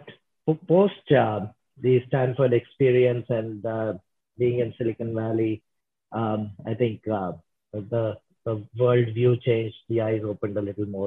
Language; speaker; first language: English; non-native, local second language; Hindi